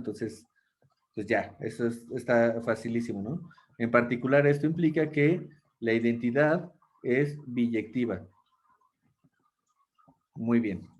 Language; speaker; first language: Spanish; native; Spanish